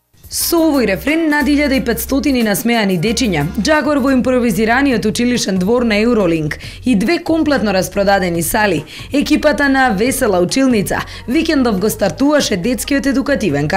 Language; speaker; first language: Macedonian; native; Macedonian